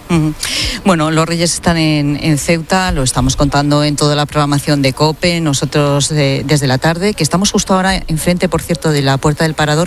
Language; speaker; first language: Spanish; native; Spanish